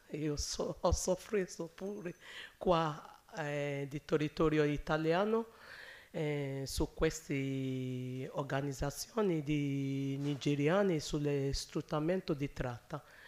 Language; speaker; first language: Italian; non-native, learner; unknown